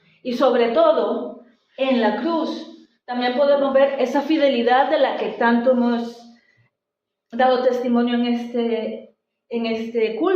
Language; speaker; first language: Spanish; native; Spanish